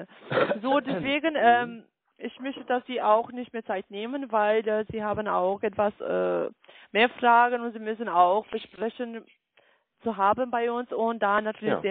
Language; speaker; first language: German; non-native, learner; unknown